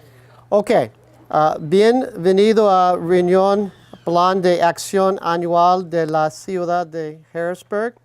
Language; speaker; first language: Spanish; non-native, learner; English